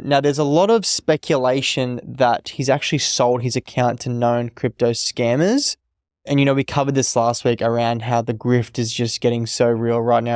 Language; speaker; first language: English; native; English